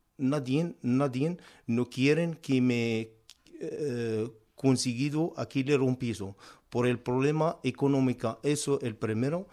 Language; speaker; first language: Spanish; non-native, learner; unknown